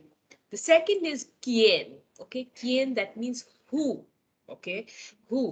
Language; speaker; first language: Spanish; non-native, fluent; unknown